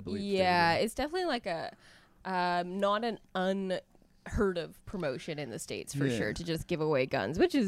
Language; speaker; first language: English; native; English